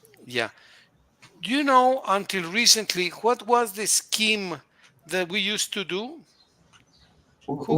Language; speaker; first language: English; non-native, fluent; Spanish